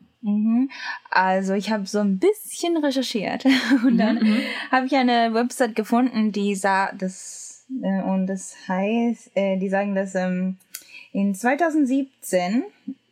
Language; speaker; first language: German; non-native, learner; Japanese